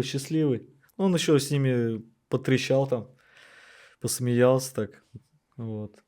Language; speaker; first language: Russian; native; Russian